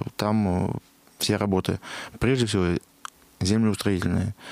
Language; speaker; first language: Russian; native; Russian